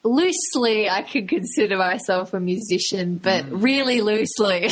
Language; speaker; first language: English; native; English